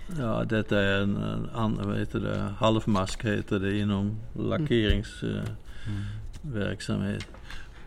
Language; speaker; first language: Swedish; non-native, fluent; Dutch